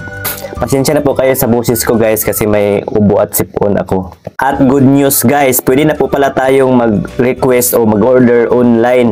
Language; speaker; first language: Filipino; native; Filipino